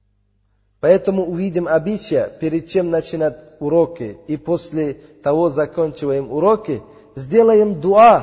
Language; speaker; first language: Russian; non-native, learner; Uzbek